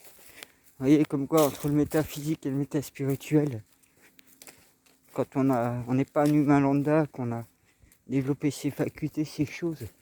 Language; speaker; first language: French; native; French